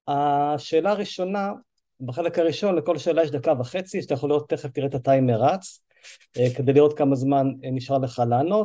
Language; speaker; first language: Hebrew; native; Hebrew